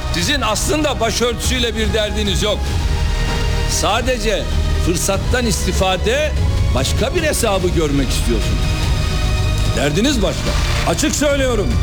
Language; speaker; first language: Turkish; native; Turkish